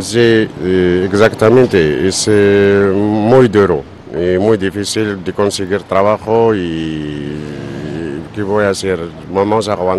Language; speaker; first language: Spanish; non-native, learner; Arabic